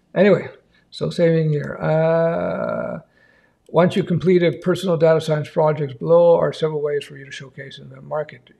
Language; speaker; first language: English; native; English